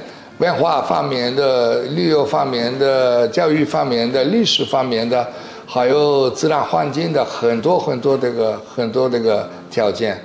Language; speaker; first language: Chinese; non-native, fluent; Spanish